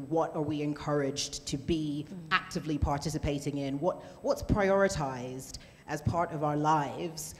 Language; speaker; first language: English; native; English